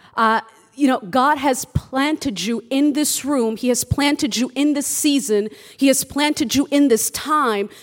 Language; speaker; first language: English; early bilingual, other home language; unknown